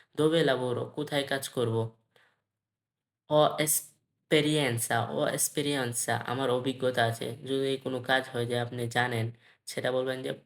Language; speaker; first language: Bangla; native; Bangla